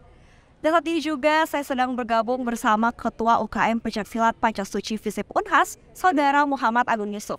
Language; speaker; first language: Indonesian; native; Indonesian